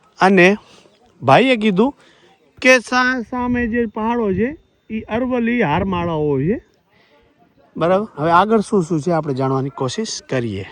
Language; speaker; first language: Gujarati; native; Gujarati